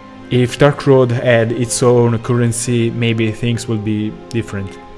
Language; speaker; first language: English; non-native, fluent; Italian